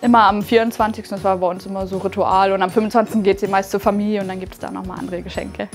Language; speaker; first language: German; native; German